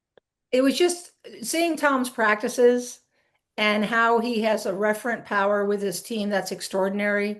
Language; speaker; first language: English; native; English